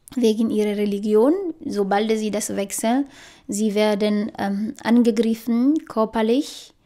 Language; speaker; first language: German; non-native, fluent; Fula